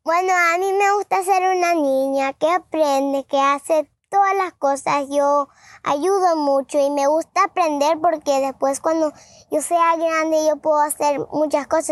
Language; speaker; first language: Spanish; early bilingual, heritage; Spanish